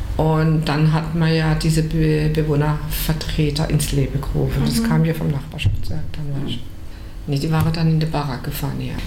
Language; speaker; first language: German; native; German